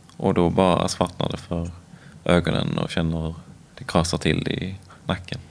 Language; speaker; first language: Swedish; native; Swedish